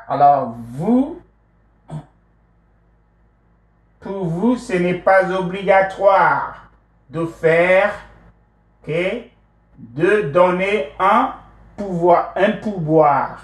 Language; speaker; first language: French; non-native, fluent; English